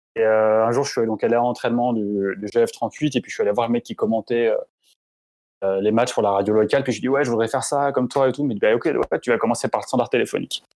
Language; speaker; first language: French; native; French